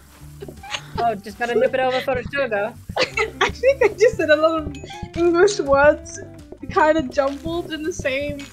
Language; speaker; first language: English; native; English